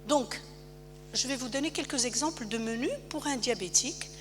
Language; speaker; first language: French; non-native, local second language; Arabic